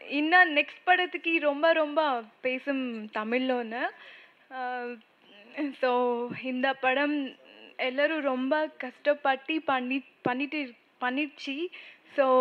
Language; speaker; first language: Tamil; non-native, learner; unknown